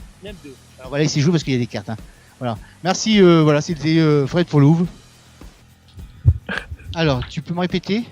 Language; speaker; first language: French; native; French